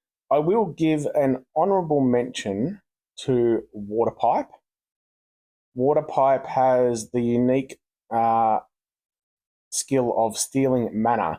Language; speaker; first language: English; native; English